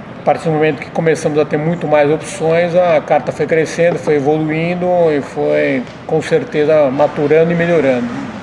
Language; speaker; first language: Portuguese; native; Portuguese